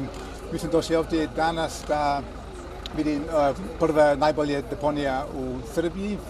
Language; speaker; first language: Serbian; non-native, learner; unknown